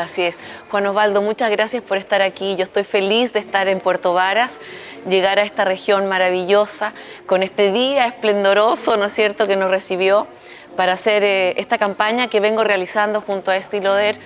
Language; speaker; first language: Spanish; native; Spanish